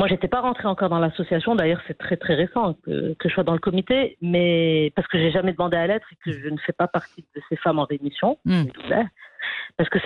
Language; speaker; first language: French; non-native, local second language; Arabic